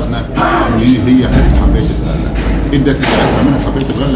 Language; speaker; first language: Arabic; native; Arabic